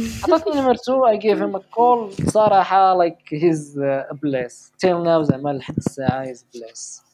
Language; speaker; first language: Arabic; native; Arabic